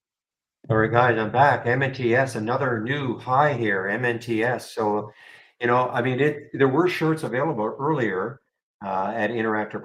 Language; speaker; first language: English; native; English